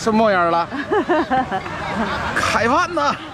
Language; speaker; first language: Chinese; native; Chinese